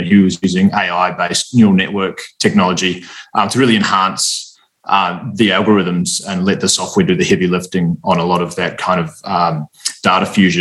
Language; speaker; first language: English; native; English